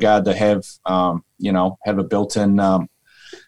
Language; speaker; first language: English; native; English